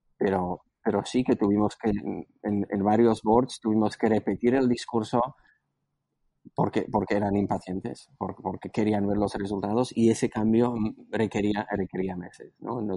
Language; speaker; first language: Spanish; non-native, fluent; Slovak